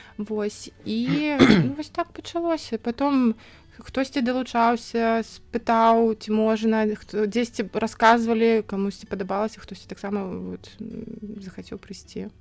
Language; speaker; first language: Belarusian; native; Belarusian